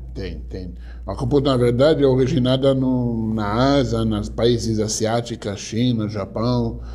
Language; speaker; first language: Portuguese; non-native, fluent; Hebrew